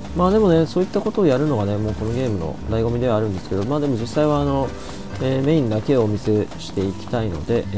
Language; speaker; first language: Japanese; native; Japanese